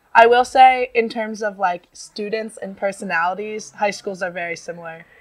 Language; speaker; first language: English; native; English